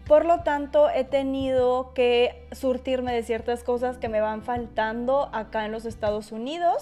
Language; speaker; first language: Spanish; native; Spanish